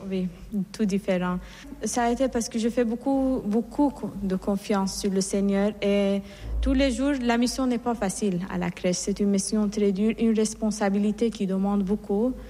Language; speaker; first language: French; non-native, fluent; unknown